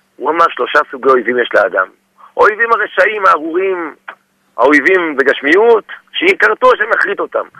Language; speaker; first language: Hebrew; native; Hebrew